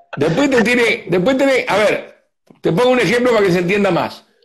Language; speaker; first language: Spanish; native; Spanish